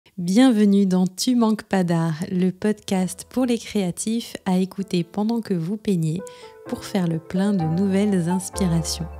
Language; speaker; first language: French; native; French